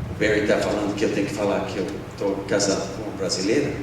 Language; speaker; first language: Portuguese; non-native, fluent; English